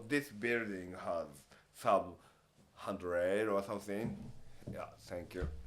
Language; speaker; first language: English; non-native, learner; Japanese